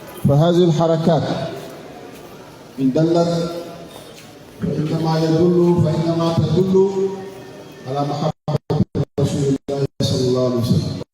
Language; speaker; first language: Arabic; non-native, fluent; Wolof